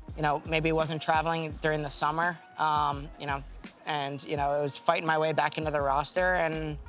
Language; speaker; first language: English; native; English